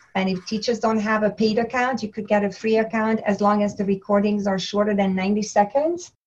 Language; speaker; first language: English; non-native, fluent; Hungarian